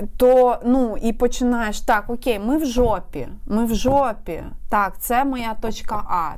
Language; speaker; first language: Ukrainian; non-native, local second language; Russian